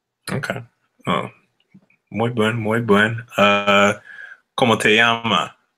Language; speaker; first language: Spanish; non-native, learner; English